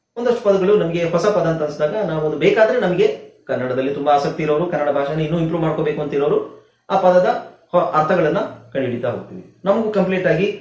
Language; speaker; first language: Kannada; native; Kannada